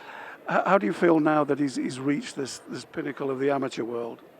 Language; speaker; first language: English; native; English